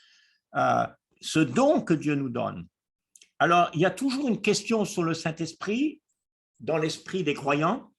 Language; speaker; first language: French; native; French